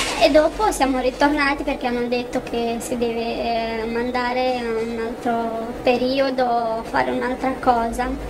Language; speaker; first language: Italian; non-native, fluent; Romanian